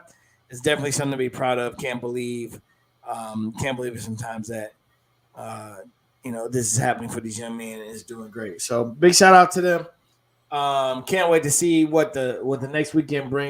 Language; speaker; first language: English; native; English